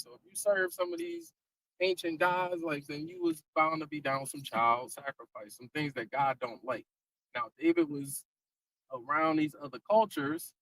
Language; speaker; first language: English; native; English